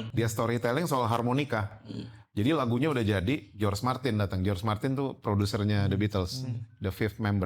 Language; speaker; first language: Indonesian; native; Indonesian